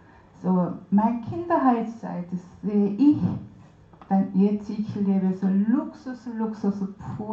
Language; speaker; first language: German; non-native, learner; Korean